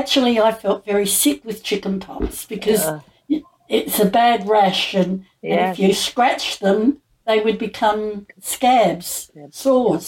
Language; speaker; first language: English; native; English